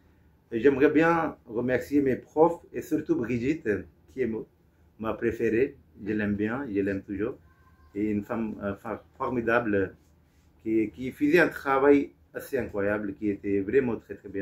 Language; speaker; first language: French; non-native, fluent; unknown